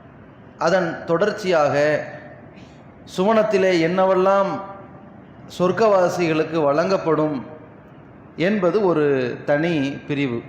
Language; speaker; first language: Tamil; native; Tamil